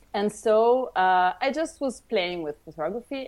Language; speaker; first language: English; early bilingual, other home language; Italian